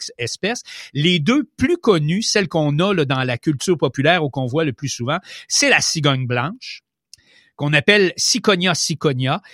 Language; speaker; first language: French; native; French